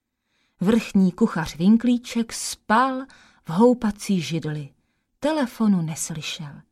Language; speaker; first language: Czech; native; Czech